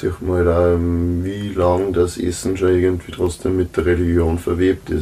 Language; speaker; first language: German; native; German